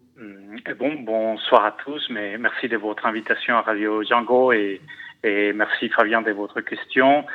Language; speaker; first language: French; non-native, fluent; Spanish